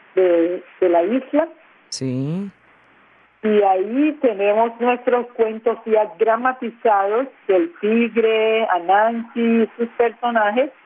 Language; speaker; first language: Spanish; non-native, local second language; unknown